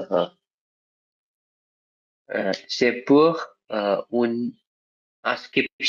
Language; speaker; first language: French; non-native, learner; Bangla